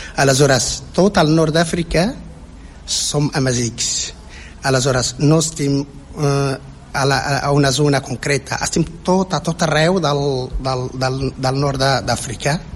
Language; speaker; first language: Catalan; non-native, learner; Central Atlas Tamazight